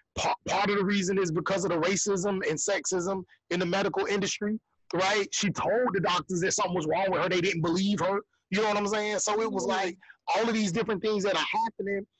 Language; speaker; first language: English; native; English